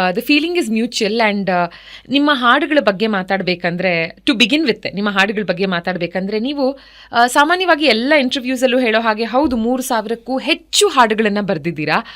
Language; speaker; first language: Kannada; native; Kannada